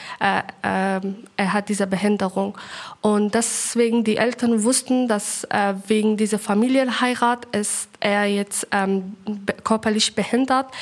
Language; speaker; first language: German; non-native, learner; Persian